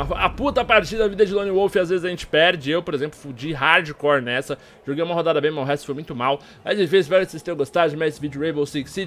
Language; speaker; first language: Portuguese; native; Portuguese